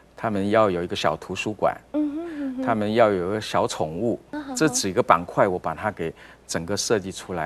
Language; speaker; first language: Chinese; native; Chinese